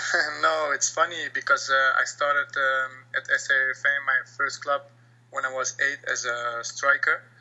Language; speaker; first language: English; non-native, fluent; Dutch